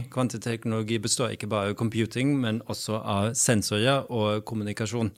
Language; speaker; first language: Norwegian; non-native, fluent; Dutch